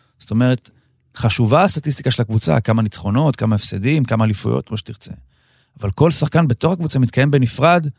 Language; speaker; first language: Hebrew; native; Hebrew